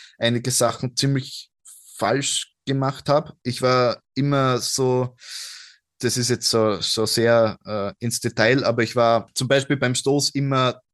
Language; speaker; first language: German; native; German